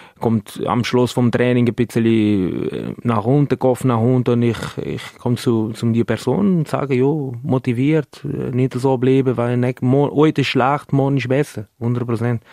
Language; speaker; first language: German; non-native, learner; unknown